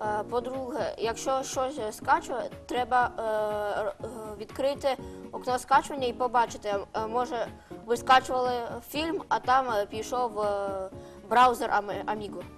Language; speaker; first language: Ukrainian; non-native, local second language; Russian